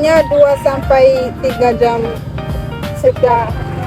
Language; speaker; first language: Indonesian; non-native, learner; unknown